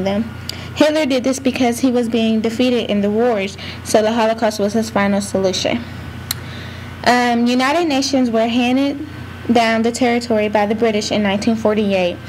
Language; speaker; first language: English; native; English